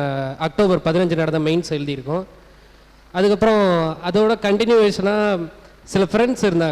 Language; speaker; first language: Tamil; native; Tamil